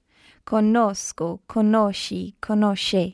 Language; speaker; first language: Italian; non-native, learner; English